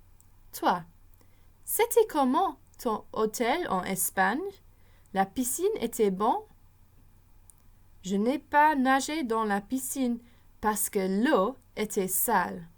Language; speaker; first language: French; non-native, fluent; English